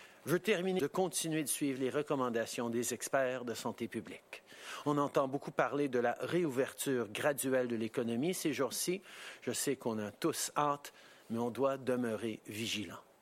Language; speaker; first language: French; early bilingual, heritage; French